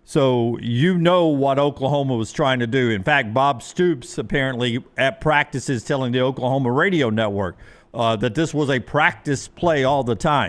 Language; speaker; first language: English; native; English